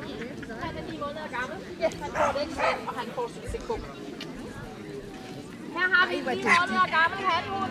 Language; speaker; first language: Danish; native; Danish